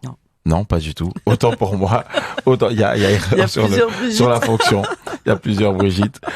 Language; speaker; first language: French; native; French